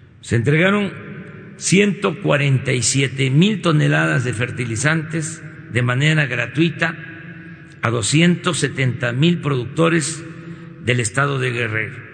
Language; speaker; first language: Spanish; native; Spanish